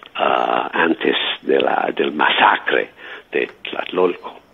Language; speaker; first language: Spanish; non-native, fluent; English